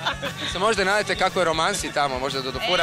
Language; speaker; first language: Serbian; native; Serbian